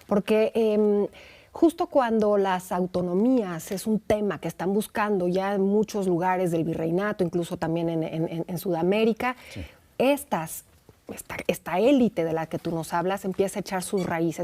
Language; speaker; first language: Spanish; native; Spanish